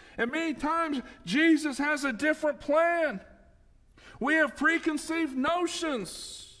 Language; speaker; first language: English; native; English